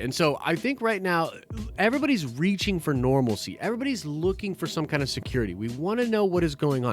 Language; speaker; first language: English; native; English